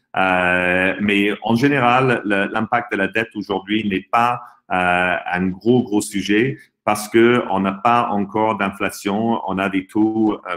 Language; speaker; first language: French; non-native, fluent; English